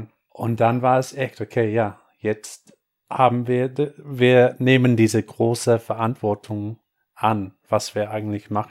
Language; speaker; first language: German; non-native, fluent; English